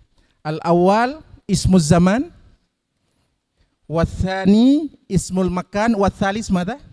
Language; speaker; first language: Arabic; non-native, learner; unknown